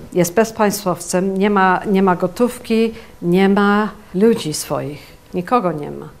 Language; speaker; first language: Polish; early bilingual, heritage; Polish